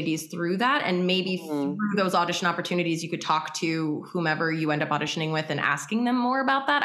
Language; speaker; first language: English; native; English